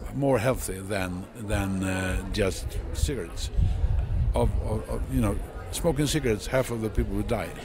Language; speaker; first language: English; non-native, fluent; Swedish